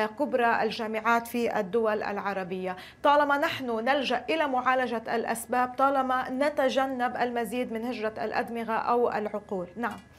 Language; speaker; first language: Arabic; native; Arabic